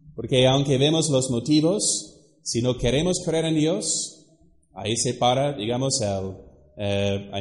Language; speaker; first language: Spanish; non-native, fluent; English